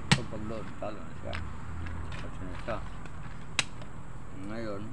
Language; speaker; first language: Filipino; non-native, local second language; Surigaonon